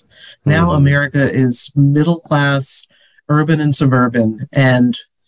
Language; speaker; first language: English; native; English